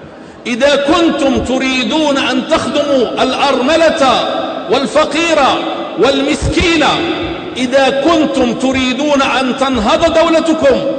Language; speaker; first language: Arabic; native; Arabic